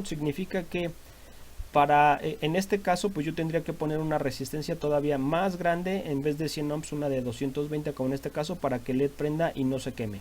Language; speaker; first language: Spanish; native; Spanish